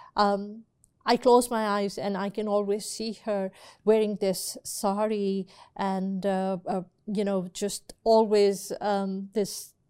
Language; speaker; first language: English; non-native, local second language; Urdu